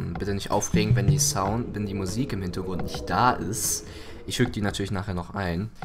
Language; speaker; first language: German; early bilingual, other home language; Greek